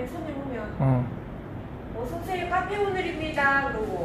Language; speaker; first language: Korean; native; Korean